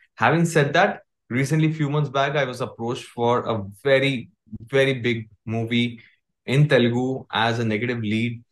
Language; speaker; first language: English; non-native, local second language; Hindi